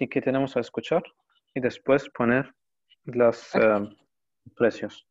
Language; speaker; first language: Spanish; non-native, learner; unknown